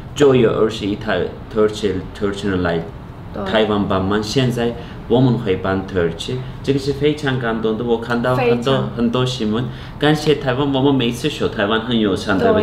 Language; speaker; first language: Chinese; non-native, fluent; Turkish